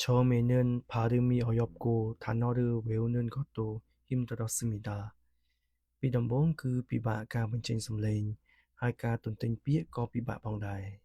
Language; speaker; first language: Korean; non-native, learner; Khmer